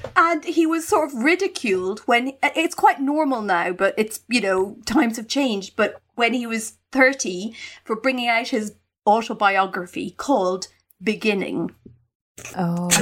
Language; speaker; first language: English; native; English